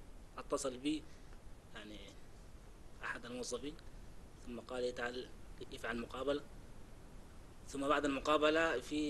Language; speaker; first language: Arabic; non-native, learner; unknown